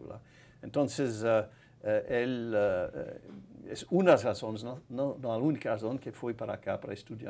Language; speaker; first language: Spanish; non-native, fluent; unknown